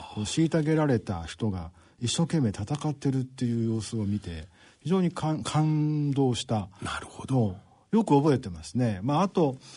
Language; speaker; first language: Japanese; native; Japanese